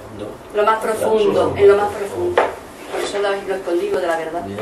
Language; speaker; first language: Spanish; native; Spanish